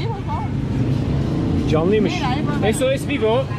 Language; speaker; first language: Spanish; non-native, learner; Turkish